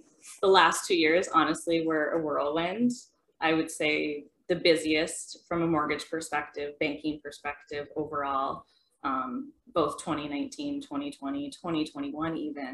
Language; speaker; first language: English; native; English